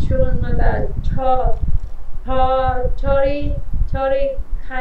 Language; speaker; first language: Korean; non-native, learner; Vietnamese